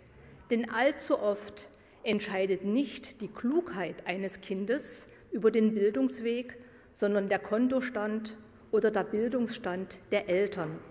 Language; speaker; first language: German; native; German